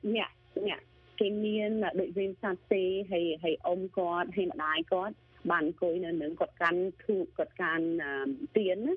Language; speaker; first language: Khmer; early bilingual, heritage; Khmer